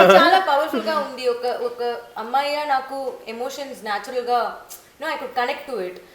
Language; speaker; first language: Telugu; non-native, learner; Tamil